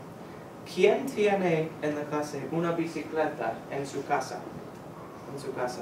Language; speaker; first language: Spanish; non-native, fluent; English